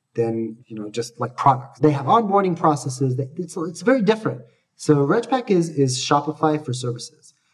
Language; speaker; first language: English; native; English